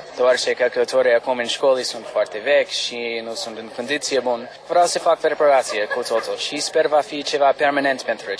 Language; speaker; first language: Romanian; non-native, learner; English